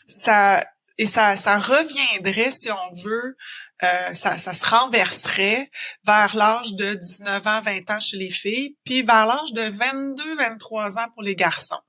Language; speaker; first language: French; native; French